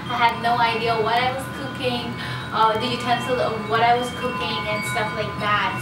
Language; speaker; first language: English; non-native, local second language; Hindi